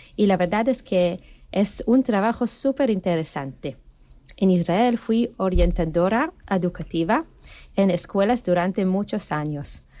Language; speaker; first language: Spanish; non-native, fluent; Hebrew